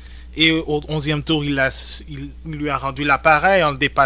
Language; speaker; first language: French; native; French